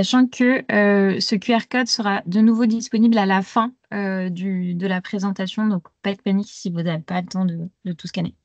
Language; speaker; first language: French; native; French